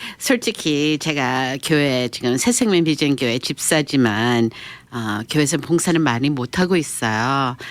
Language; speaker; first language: Korean; early bilingual, heritage; Korean